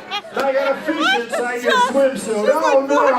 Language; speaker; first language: English; native; English